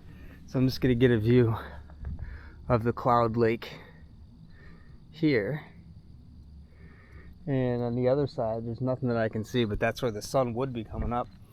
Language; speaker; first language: English; native; English